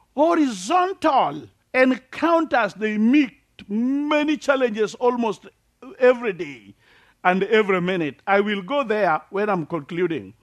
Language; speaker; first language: English; non-native, local second language; Luo (Kenya and Tanzania)